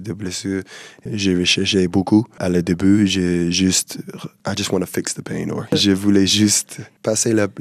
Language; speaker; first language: French; non-native, learner; English